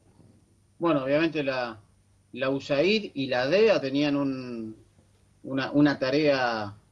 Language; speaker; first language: Spanish; native; Spanish